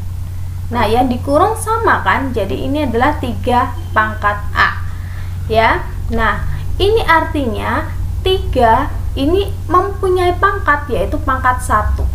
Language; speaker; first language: Indonesian; native; Indonesian